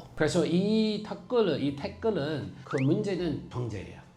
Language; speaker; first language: Korean; non-native, fluent; English